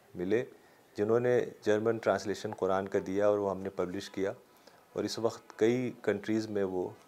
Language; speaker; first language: Urdu; native; Urdu